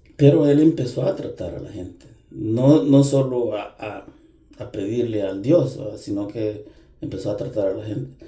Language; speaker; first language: Spanish; native; Spanish